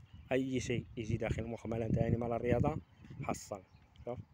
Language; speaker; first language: Arabic; non-native, learner; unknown